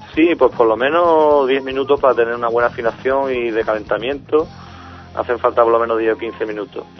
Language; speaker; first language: Spanish; native; Spanish